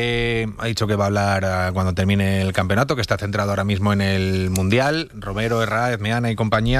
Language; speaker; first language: Spanish; native; Spanish